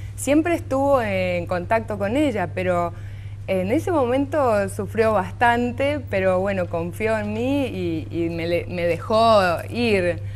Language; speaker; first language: Spanish; non-native, local second language; German